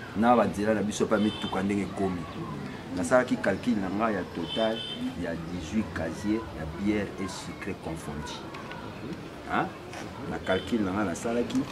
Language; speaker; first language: Lingala; non-native, local second language; Kongo